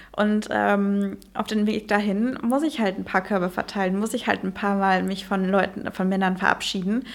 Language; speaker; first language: German; early bilingual, heritage; Dutch